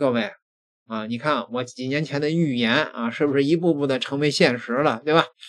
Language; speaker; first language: Chinese; native; Chinese